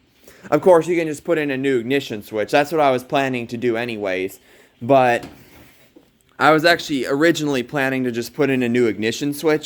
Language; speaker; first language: English; native; English